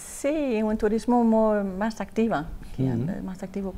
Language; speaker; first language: Spanish; non-native, learner; Danish